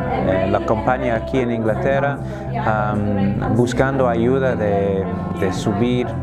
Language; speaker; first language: Spanish; non-native, fluent; English